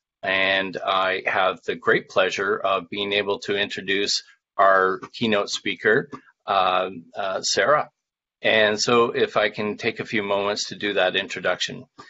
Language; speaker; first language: English; native; English